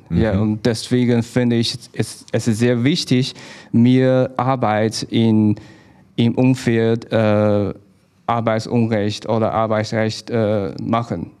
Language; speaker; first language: German; non-native, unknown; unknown